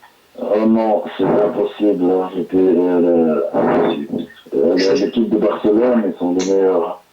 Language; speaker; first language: French; non-native, local second language; Arabic